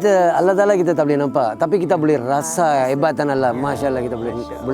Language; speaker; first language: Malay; non-native, local second language; Tamil